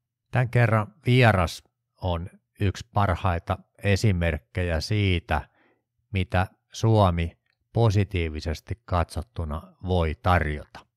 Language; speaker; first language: Finnish; native; Finnish